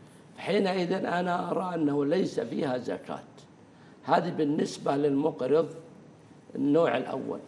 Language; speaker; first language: Arabic; native; Arabic